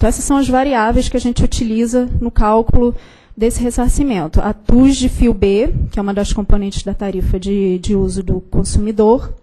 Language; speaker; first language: Portuguese; native; Portuguese